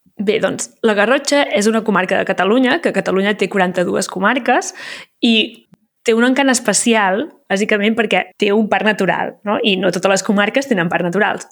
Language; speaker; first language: Catalan; native; Catalan